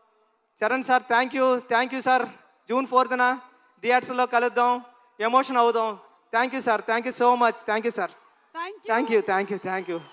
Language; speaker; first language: Telugu; native; Telugu